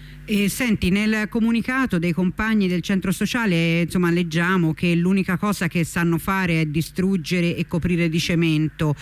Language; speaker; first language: Italian; native; Italian